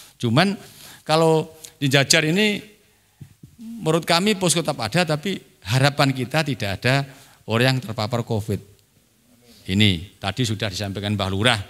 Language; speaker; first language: Indonesian; non-native, local second language; Javanese